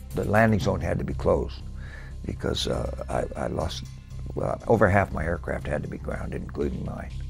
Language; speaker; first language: English; native; English